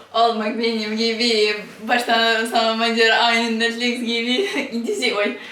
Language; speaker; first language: Turkish; non-native, learner; Ukrainian